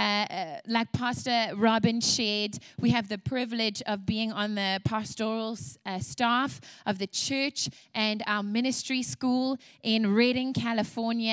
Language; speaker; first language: English; native; English